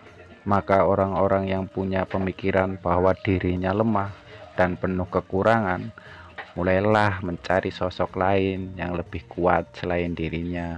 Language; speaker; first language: Indonesian; native; Indonesian